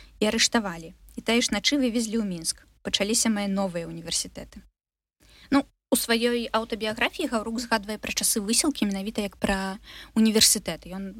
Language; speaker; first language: Belarusian; non-native, local second language; Russian